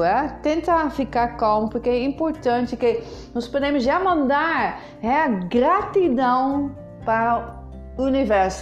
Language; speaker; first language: Portuguese; non-native, fluent; Dutch